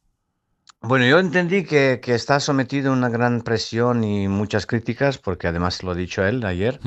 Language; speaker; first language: Spanish; non-native, fluent; Serbian